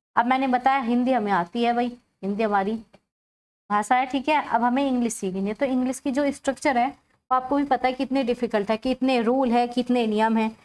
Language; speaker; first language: Hindi; native; Hindi